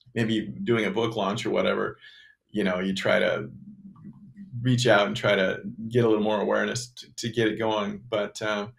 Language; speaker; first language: English; native; English